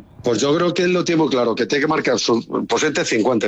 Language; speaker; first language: Spanish; native; Spanish